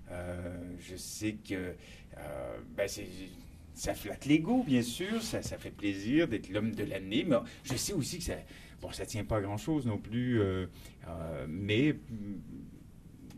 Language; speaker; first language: French; native; French